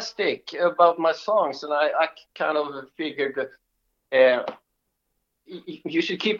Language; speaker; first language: English; non-native, fluent; Swedish